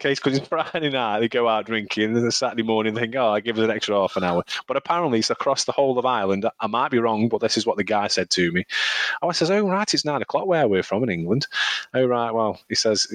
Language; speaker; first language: English; native; English